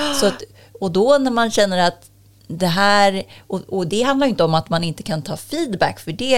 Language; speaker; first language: Swedish; native; Swedish